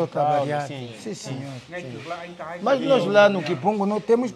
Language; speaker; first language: Portuguese; non-native, local second language; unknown